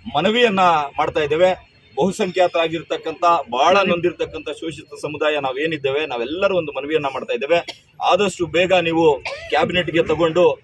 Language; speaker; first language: Kannada; native; Kannada